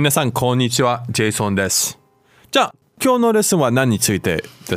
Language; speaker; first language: Japanese; non-native, fluent; English